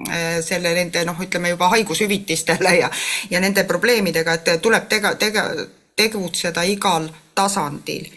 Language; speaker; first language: Estonian; native; Estonian